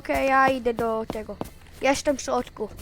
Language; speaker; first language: Polish; early bilingual, heritage; Polish